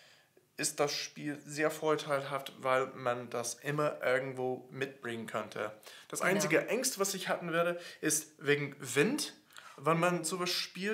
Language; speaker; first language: German; non-native, fluent; English